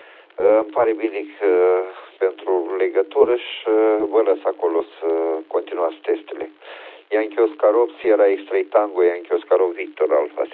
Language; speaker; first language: Romanian; native; Romanian